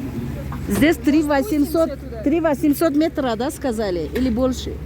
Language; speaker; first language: Russian; non-native, local second language; Tajik